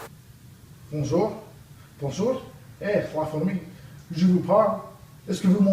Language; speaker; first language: French; non-native, learner; English